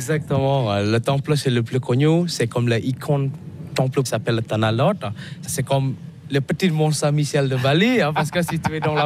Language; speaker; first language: French; non-native, learner; Balinese